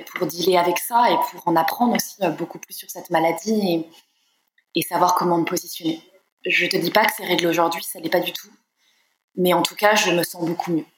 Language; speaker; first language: French; native; French